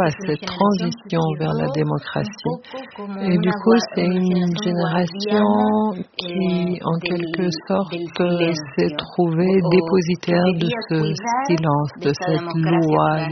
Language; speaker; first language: French; non-native, fluent; Spanish